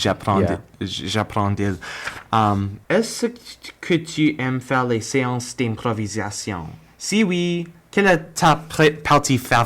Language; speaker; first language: French; non-native, learner; English